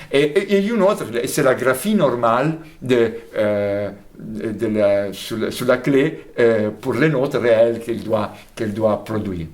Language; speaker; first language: French; non-native, fluent; Italian